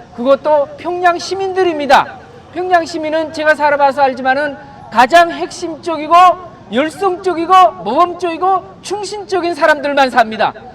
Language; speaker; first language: Korean; native; Korean